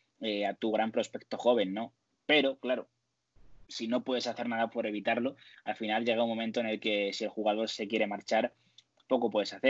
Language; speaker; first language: Spanish; native; Spanish